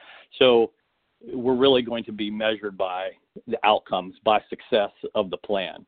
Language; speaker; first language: English; native; English